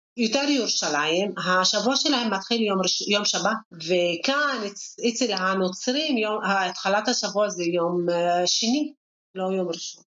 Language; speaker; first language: Hebrew; non-native, local second language; Arabic